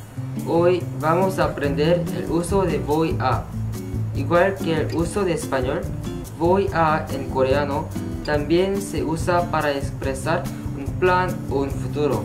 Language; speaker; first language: Spanish; non-native, fluent; Korean